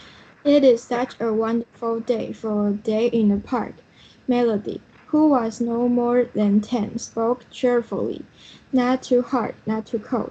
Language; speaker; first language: English; non-native, learner; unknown